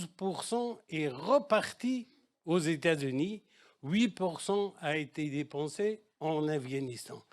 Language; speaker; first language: French; non-native, fluent; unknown